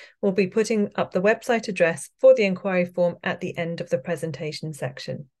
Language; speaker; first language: English; native; English